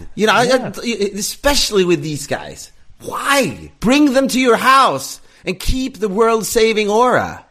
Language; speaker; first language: English; non-native, fluent; Swedish